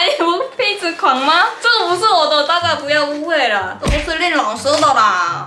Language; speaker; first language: Chinese; non-native, fluent; Korean